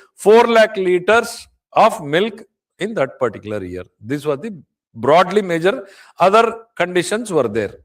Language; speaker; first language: English; non-native, local second language; Telugu